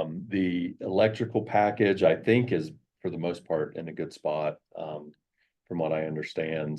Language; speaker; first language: English; native; English